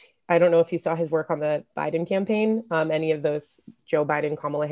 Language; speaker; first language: English; native; English